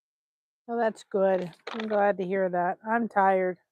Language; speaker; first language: English; native; English